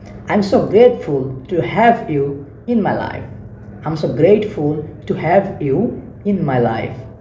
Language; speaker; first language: English; non-native, local second language; Bangla